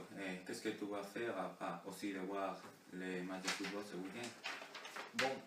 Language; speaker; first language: French; non-native, learner; Spanish